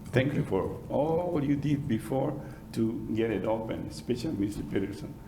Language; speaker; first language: English; non-native, fluent; Spanish